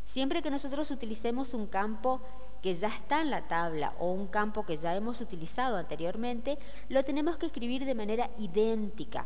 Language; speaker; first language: Spanish; native; Spanish